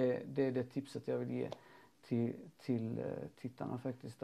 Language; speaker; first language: Swedish; native; Swedish